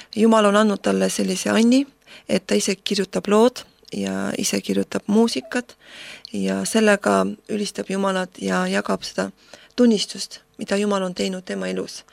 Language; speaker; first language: Estonian; non-native, local second language; Russian